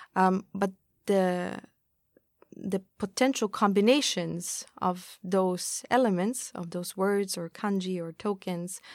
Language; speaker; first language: English; non-native, fluent; German